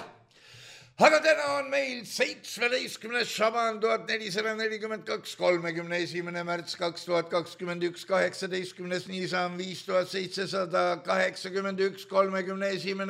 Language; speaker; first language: Estonian; native; Estonian